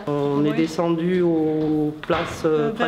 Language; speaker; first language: French; native; French